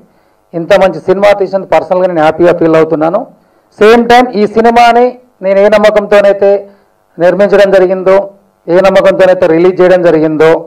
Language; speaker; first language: Telugu; native; Telugu